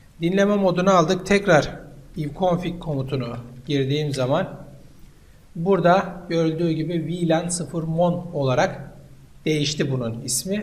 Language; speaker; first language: Turkish; native; Turkish